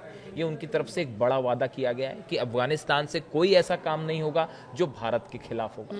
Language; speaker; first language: Hindi; native; Hindi